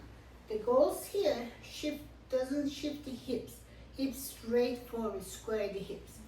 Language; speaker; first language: English; non-native, fluent; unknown